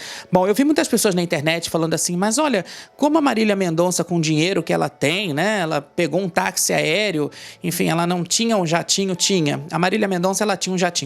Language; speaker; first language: Portuguese; native; Portuguese